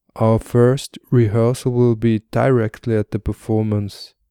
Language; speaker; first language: English; non-native, fluent; German